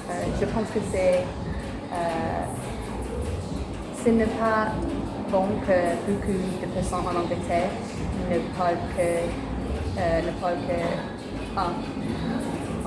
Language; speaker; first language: French; non-native, learner; English